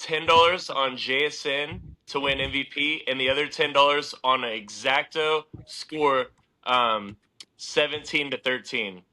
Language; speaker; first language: English; native; English